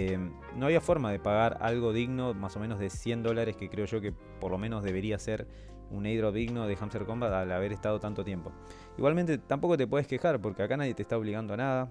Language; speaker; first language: Spanish; native; Spanish